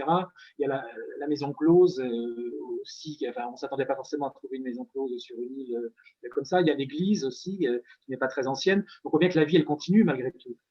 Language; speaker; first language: French; native; French